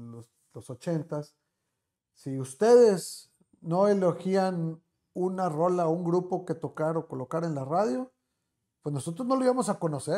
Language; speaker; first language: Spanish; native; Spanish